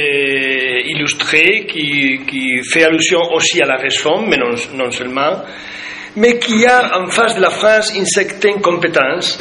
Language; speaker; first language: French; non-native, fluent; Spanish